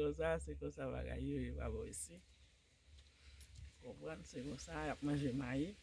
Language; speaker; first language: French; non-native, learner; Haitian Creole